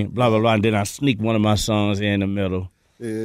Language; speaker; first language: English; native; English